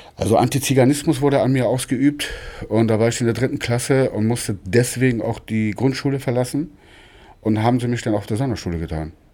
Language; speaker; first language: German; non-native, local second language; Romany